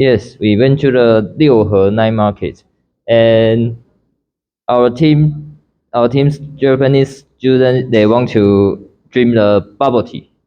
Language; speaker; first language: English; non-native, learner; Chinese